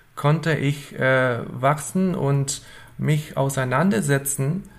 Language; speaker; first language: German; non-native, fluent; Spanish